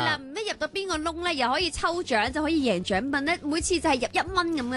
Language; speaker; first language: Cantonese; native; Cantonese